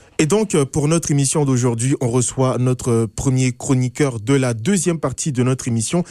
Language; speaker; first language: French; native; French